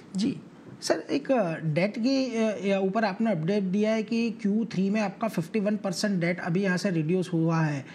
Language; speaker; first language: Hindi; non-native, local second language; Gujarati